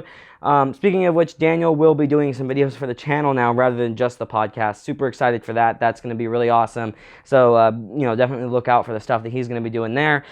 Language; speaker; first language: English; native; English